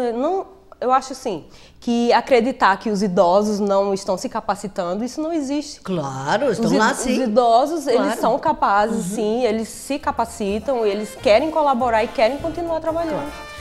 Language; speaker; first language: Portuguese; native; Portuguese